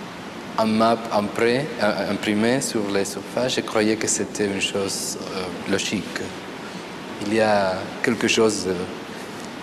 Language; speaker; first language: French; non-native, fluent; Spanish